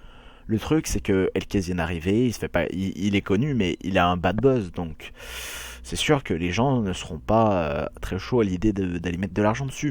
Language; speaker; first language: French; native; French